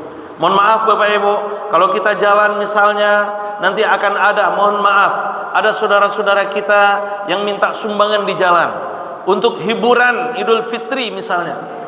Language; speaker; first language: Indonesian; native; Indonesian